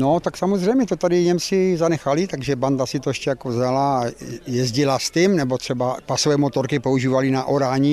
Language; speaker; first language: Czech; native; Czech